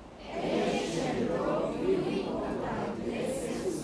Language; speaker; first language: Italian; non-native, learner; Chinese